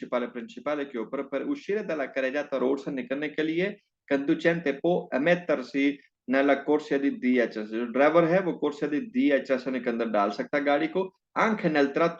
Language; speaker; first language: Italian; non-native, fluent; Urdu